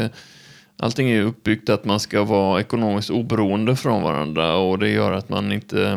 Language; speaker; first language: Swedish; native; Swedish